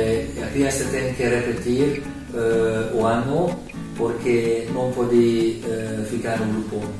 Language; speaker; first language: Portuguese; non-native, learner; Hungarian